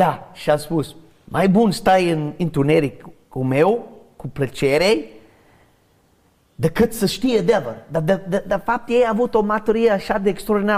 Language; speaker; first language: Romanian; non-native, learner; English